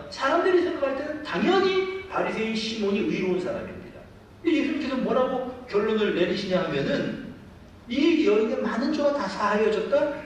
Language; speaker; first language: Korean; native; Korean